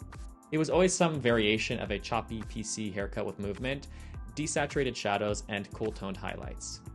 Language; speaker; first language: English; native; English